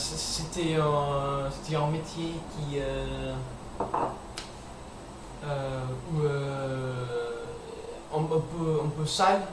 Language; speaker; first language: French; non-native, learner; English